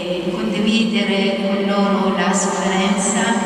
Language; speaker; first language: Italian; non-native, fluent; Arabic